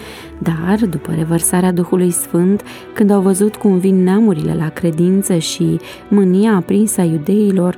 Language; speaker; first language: Romanian; native; Romanian